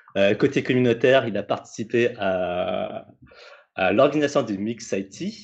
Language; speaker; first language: French; native; French